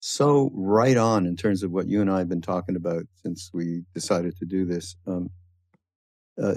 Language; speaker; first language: English; native; English